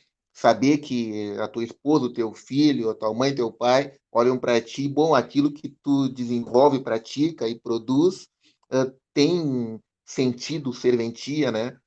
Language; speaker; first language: Portuguese; native; Portuguese